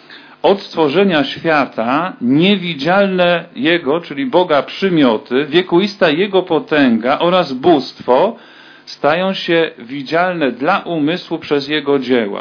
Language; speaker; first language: Polish; native; Polish